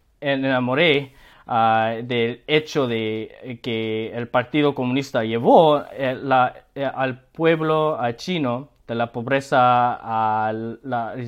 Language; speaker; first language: Spanish; non-native, learner; Korean